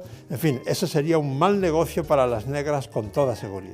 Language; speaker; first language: Spanish; native; Spanish